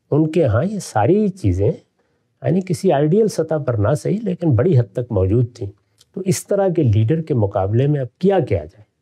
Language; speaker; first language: Urdu; non-native, local second language; Punjabi